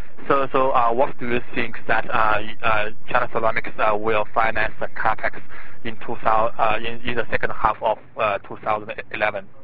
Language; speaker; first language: English; non-native, fluent; Chinese